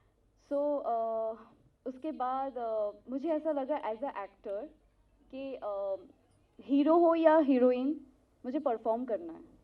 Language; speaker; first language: Hindi; non-native, local second language; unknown